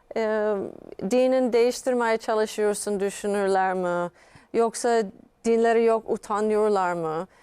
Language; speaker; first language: Turkish; non-native, fluent; English